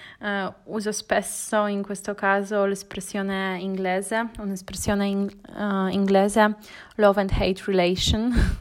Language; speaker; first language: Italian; non-native, learner; Polish